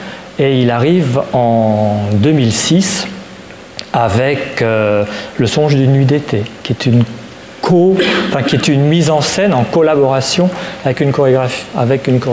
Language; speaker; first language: French; native; French